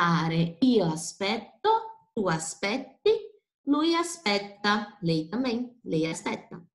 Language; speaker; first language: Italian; non-native, fluent; Portuguese